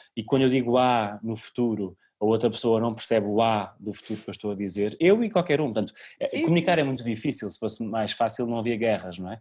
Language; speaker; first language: Portuguese; native; Portuguese